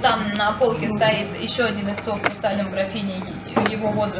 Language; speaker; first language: Russian; native; Russian